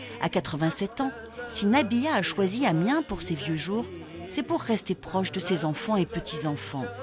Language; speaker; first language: French; native; French